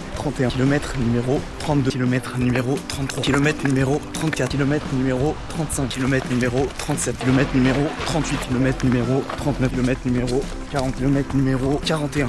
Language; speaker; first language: French; native; French